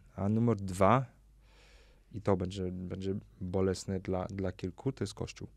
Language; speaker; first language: Polish; non-native, fluent; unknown